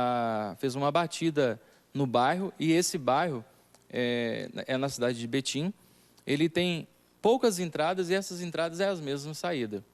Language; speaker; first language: Portuguese; native; Portuguese